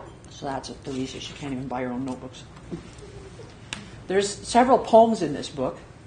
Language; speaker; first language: English; native; English